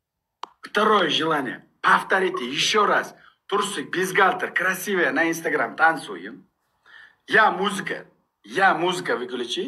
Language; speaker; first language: Russian; non-native, learner; Uzbek